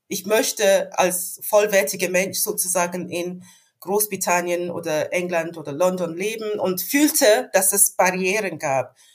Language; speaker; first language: German; non-native, fluent; English